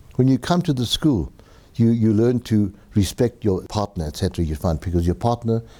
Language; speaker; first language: English; native; English